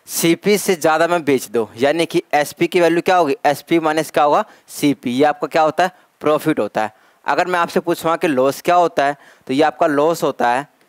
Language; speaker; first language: Hindi; native; Hindi